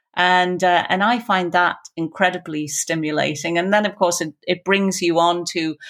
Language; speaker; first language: English; native; English